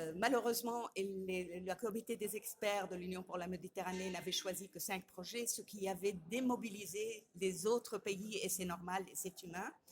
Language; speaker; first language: French; non-native, local second language; Arabic